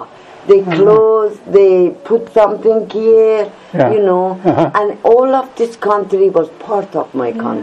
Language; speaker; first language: English; non-native, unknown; Persian